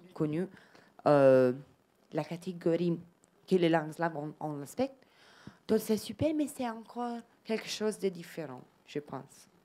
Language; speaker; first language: French; non-native, learner; Italian